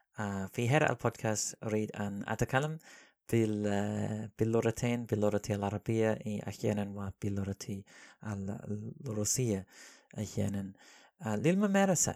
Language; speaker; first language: Arabic; non-native, learner; English